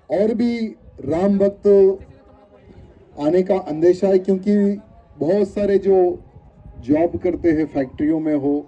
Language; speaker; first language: Hindi; non-native, local second language; Telugu